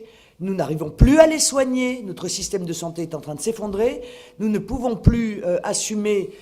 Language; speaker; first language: French; native; French